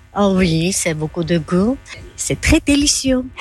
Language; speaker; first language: French; non-native, learner; Georgian